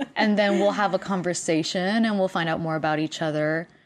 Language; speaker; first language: English; non-native, fluent; Spanish